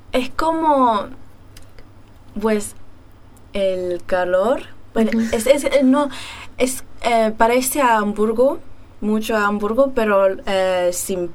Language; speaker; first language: Spanish; early bilingual, heritage; German